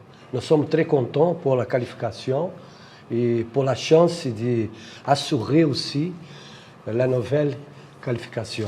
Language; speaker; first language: French; non-native, fluent; Portuguese